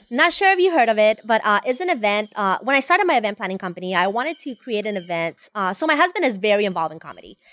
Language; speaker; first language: English; non-native, fluent; Spanish